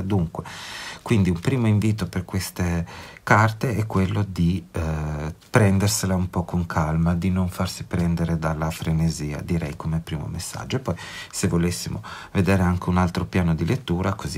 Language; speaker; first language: Italian; native; Italian